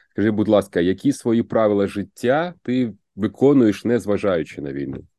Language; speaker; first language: Ukrainian; native; Ukrainian